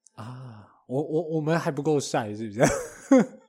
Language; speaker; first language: Chinese; native; Chinese